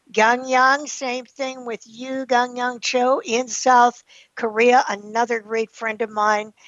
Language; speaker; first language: English; native; English